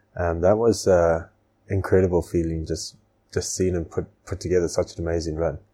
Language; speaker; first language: English; native; English